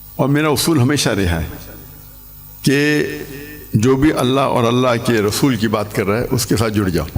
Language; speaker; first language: Urdu; non-native, local second language; English